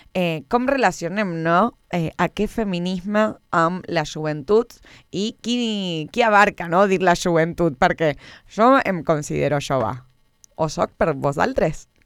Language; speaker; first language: Catalan; non-native, fluent; Spanish